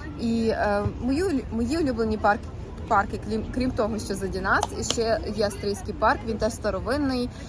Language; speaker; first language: Ukrainian; native; Ukrainian